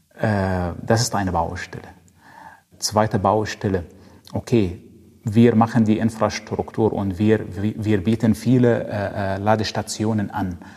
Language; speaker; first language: German; non-native, fluent; Arabic